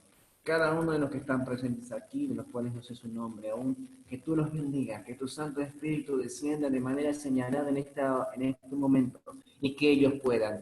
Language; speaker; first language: Spanish; native; Spanish